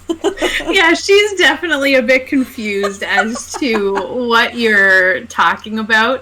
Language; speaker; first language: English; native; English